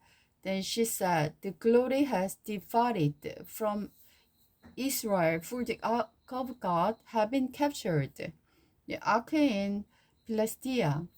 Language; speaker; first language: English; non-native, learner; Korean